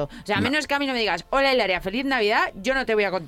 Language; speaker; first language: Spanish; native; Spanish